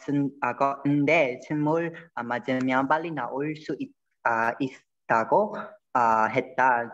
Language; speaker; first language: Korean; non-native, learner; Burmese